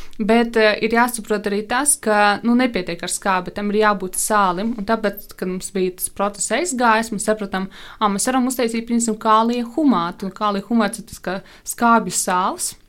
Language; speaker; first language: Latvian; non-native, local second language; Russian